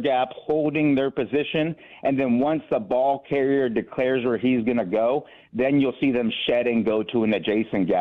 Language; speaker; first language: English; native; English